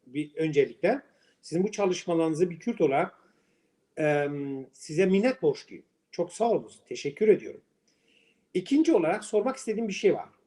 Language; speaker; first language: Turkish; non-native, local second language; Kurdish